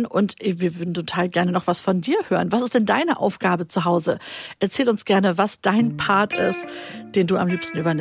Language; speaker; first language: German; native; German